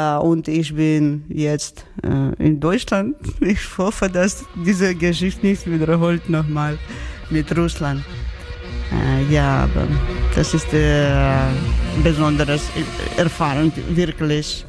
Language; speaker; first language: German; non-native, learner; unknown